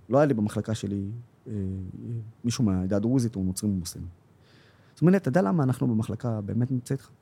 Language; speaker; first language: Hebrew; non-native, local second language; Arabic